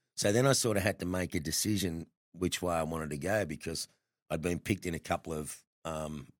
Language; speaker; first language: English; native; English